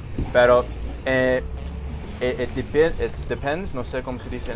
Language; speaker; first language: Spanish; non-native, learner; English